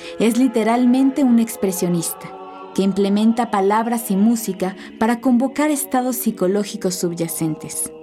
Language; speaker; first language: Spanish; native; Spanish